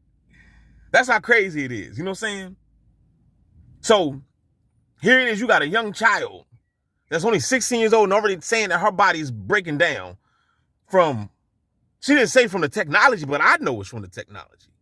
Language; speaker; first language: English; native; English